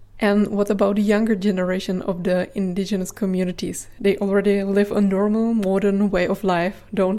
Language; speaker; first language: English; non-native, fluent; Czech